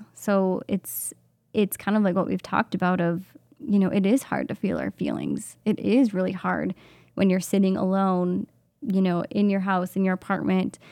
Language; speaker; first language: English; native; English